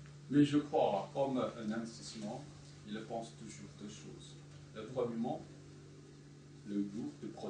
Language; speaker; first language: French; non-native, fluent; Chinese